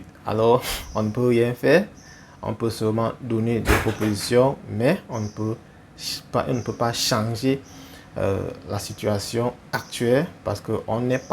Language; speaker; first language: French; non-native, fluent; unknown